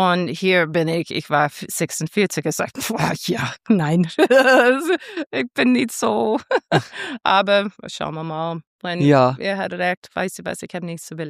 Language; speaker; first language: German; non-native, fluent; English